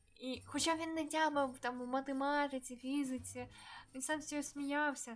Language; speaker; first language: Ukrainian; native; Ukrainian